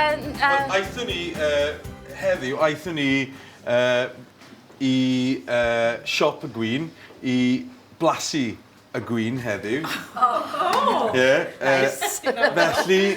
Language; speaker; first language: Welsh; non-native, learner; English